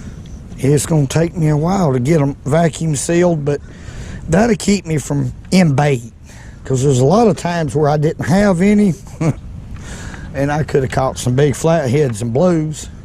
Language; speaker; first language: English; native; English